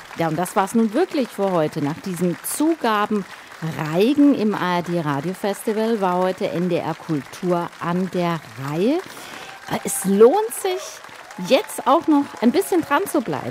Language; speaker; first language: German; native; German